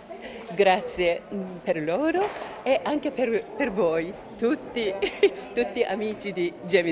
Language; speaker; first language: Italian; non-native, learner; Japanese